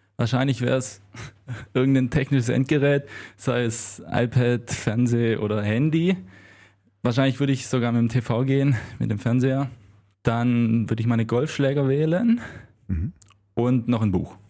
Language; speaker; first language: German; native; German